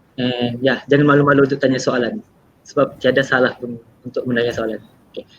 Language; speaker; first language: Malay; native; Malay